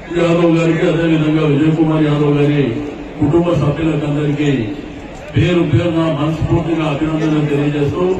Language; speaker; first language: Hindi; non-native, local second language; Telugu